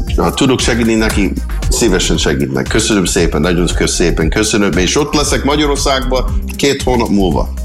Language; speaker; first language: Hungarian; early bilingual, heritage; Hungarian